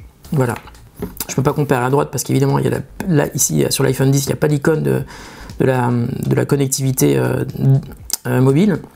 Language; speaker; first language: French; native; French